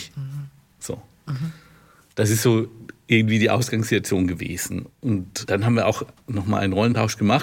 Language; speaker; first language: German; native; German